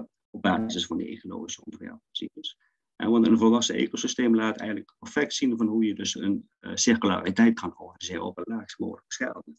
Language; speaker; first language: Dutch; native; Dutch